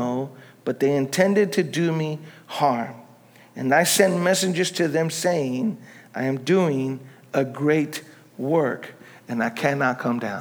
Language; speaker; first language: English; native; English